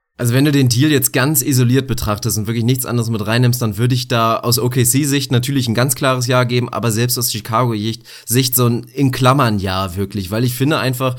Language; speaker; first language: German; native; German